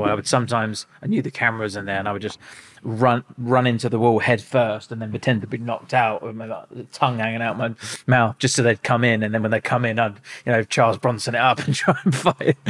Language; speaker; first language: English; native; English